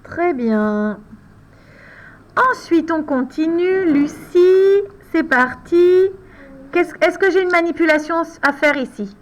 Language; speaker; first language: French; native; French